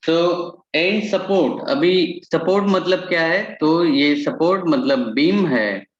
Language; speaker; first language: Hindi; non-native, local second language; Marathi